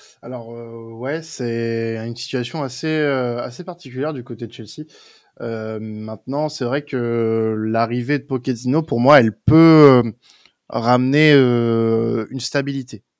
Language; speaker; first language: French; native; French